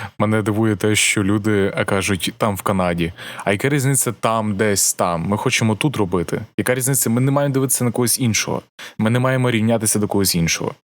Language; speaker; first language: Ukrainian; native; Ukrainian